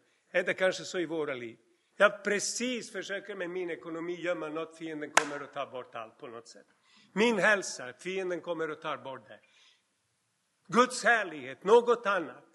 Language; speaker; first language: Swedish; non-native, fluent; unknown